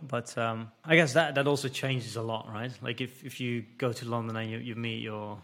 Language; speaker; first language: English; non-native, fluent; Dutch